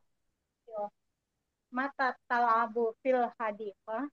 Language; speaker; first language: Arabic; non-native, learner; Indonesian